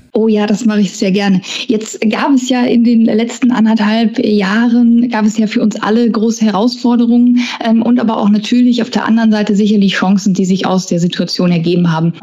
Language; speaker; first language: German; native; German